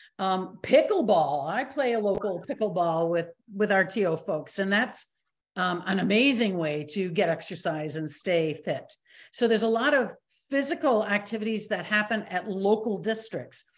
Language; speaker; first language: English; native; English